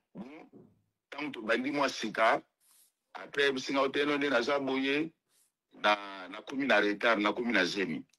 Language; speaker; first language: Lingala; native; Lingala